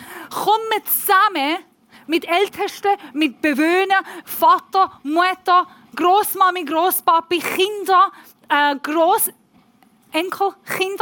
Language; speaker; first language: German; non-native, learner; Persian